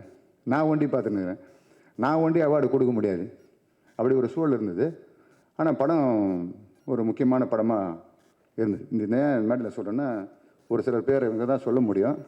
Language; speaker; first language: Tamil; native; Tamil